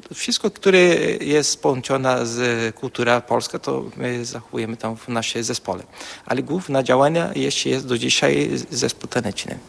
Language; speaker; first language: Polish; early bilingual, heritage; Polish